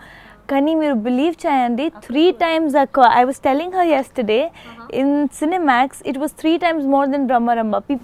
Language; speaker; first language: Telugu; non-native, local second language; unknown